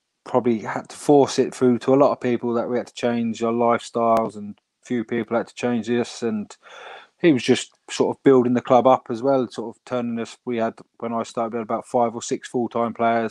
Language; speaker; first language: English; native; English